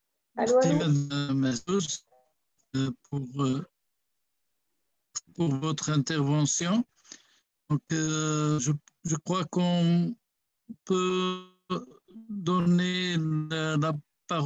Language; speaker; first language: French; non-native, local second language; Arabic